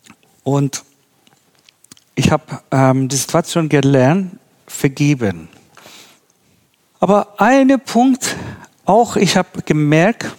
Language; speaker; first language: German; non-native, learner; Persian